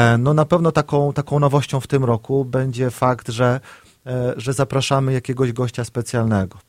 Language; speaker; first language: Polish; native; Polish